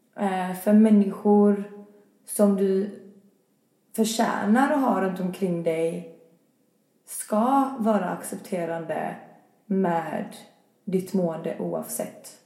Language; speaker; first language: Swedish; early bilingual, other home language; Albanian